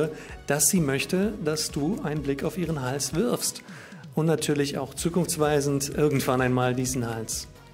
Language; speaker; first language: German; native; German